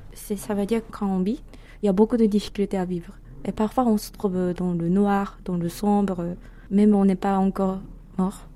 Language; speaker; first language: French; non-native, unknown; Japanese